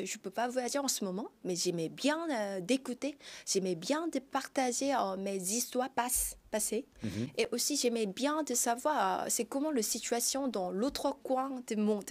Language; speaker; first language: French; non-native, fluent; Korean